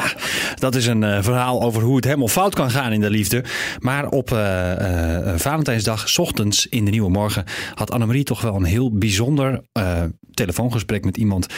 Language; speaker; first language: Dutch; native; Dutch